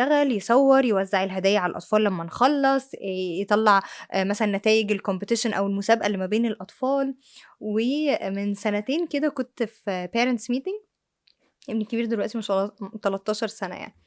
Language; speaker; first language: Arabic; native; Arabic